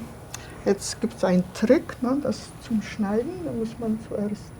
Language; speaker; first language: German; non-native, fluent; Polish